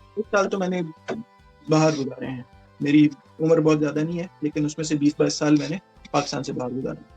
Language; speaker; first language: Urdu; native; Urdu